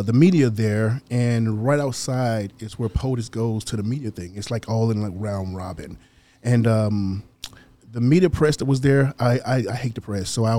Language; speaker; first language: English; native; English